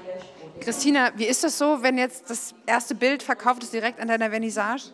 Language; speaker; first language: German; native; German